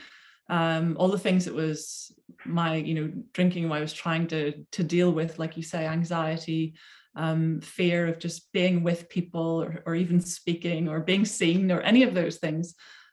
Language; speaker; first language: English; native; English